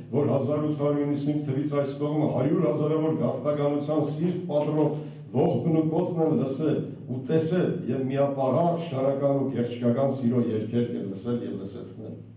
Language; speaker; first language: Armenian; native; Armenian